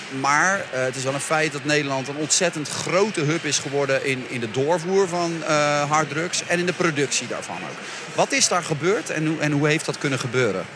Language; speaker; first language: Dutch; native; Dutch